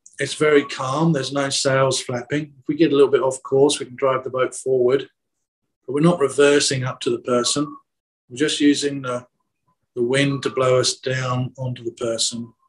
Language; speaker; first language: English; native; English